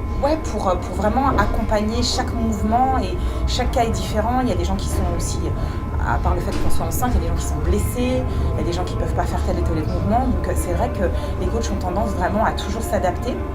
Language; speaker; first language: French; native; French